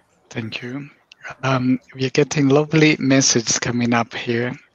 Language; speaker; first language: English; non-native, fluent; Portuguese